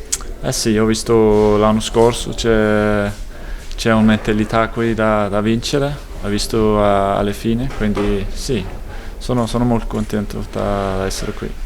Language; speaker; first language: Italian; non-native, fluent; Danish